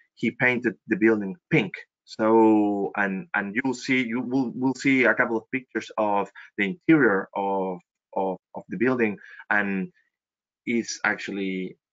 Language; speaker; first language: English; non-native, fluent; Spanish